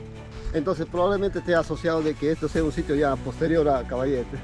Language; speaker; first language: Spanish; native; Spanish